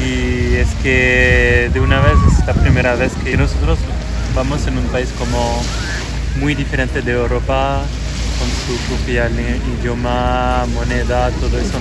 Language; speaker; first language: Spanish; non-native, fluent; French